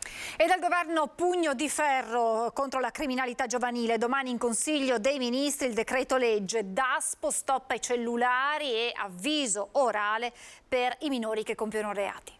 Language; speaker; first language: Italian; native; Italian